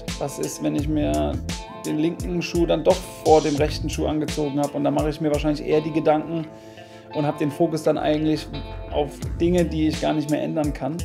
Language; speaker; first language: German; native; German